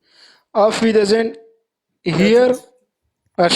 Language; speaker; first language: German; non-native, learner; Pashto